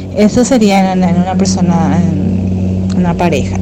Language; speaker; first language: Spanish; native; Spanish